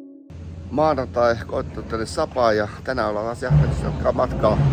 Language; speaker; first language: Finnish; native; Finnish